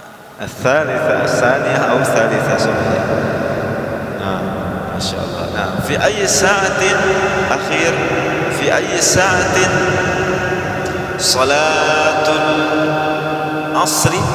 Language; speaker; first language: Arabic; non-native, fluent; Indonesian